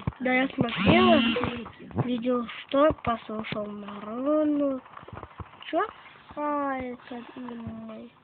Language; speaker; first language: Russian; non-native, learner; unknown